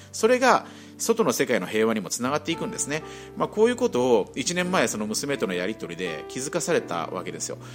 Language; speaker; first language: Japanese; native; Japanese